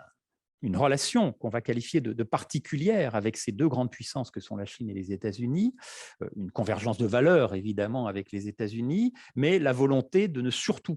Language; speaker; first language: French; native; French